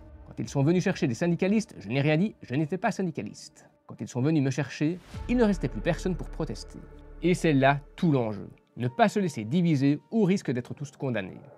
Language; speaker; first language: French; native; French